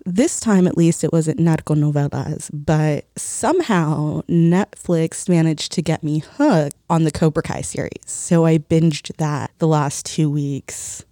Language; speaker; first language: English; early bilingual, other home language; Spanish